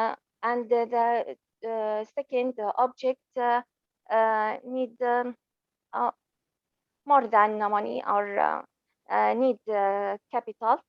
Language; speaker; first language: English; non-native, learner; Arabic